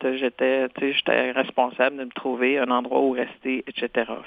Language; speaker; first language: French; non-native, local second language; Cree